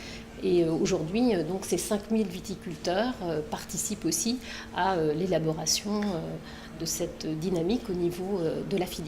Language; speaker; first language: French; native; French